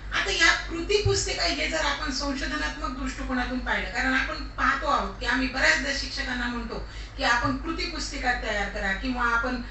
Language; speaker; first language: Marathi; non-native, local second language; Lambadi